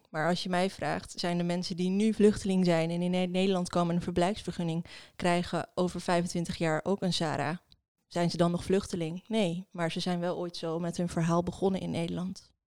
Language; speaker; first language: Dutch; early bilingual, other home language; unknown